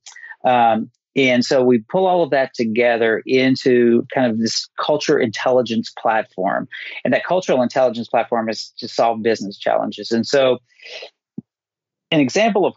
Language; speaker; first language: English; native; English